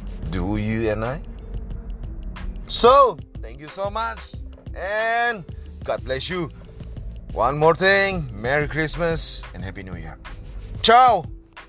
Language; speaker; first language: English; non-native, learner; Indonesian